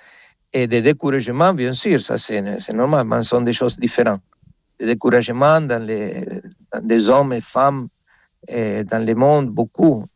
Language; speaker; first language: French; non-native, fluent; Spanish